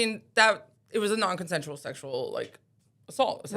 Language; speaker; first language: English; native; English